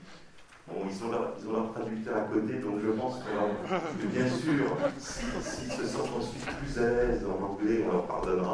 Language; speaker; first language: French; native; French